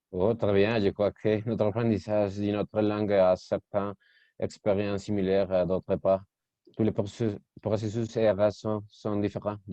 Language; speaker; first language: French; non-native, learner; Spanish